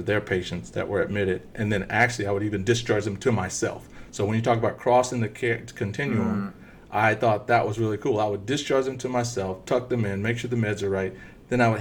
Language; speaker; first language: English; native; English